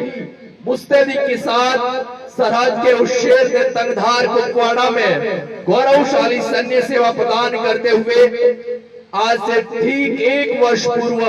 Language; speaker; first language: Hindi; native; Hindi